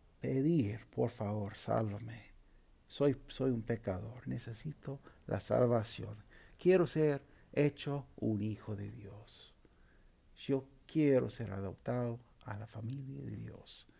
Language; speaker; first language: Spanish; non-native, fluent; English